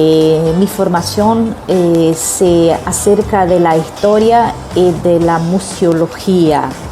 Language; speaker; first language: Spanish; non-native, learner; Portuguese